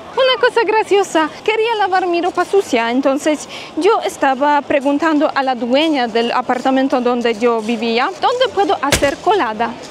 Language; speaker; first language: Spanish; non-native, fluent; Polish